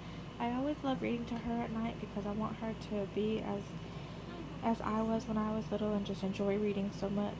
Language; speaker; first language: English; native; English